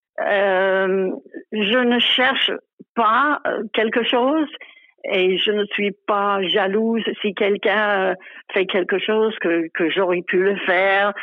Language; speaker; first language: French; non-native, fluent; English